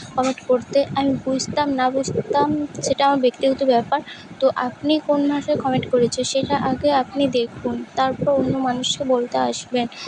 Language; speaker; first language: Bangla; non-native, local second language; Santali